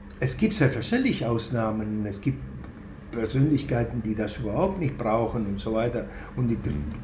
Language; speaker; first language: German; non-native, fluent; Spanish